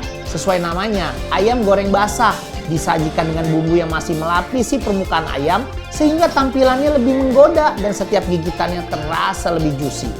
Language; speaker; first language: Indonesian; native; Indonesian